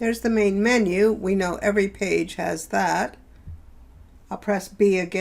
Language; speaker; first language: English; native; English